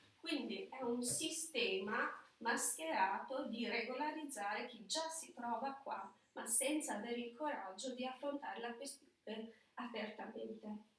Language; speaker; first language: Italian; non-native, fluent; Albanian